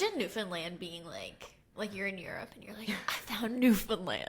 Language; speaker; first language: English; native; English